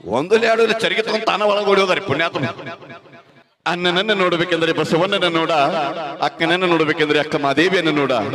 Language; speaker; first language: Kannada; native; Kannada